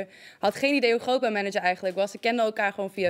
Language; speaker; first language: Dutch; native; Dutch